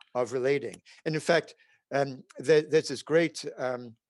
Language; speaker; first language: English; native; English